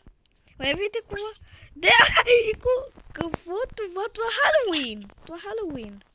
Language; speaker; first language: Bulgarian; non-native, learner; English